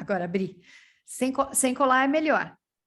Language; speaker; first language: Portuguese; native; Portuguese